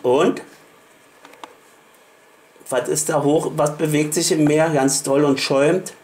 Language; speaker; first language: German; native; German